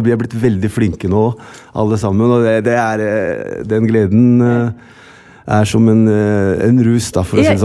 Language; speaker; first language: Norwegian; non-native, fluent; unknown